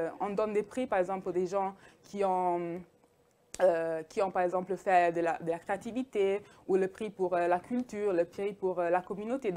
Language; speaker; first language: French; early bilingual, heritage; French